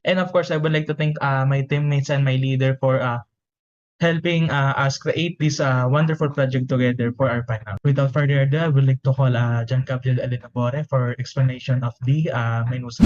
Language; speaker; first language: English; non-native, local second language; Filipino